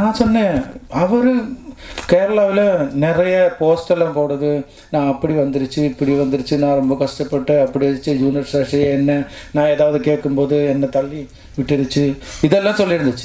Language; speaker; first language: Tamil; non-native, local second language; Malayalam